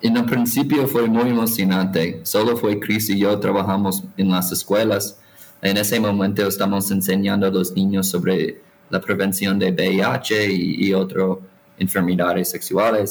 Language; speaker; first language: Spanish; non-native, fluent; English